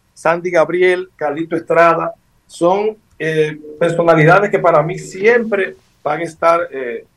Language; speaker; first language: Spanish; native; Spanish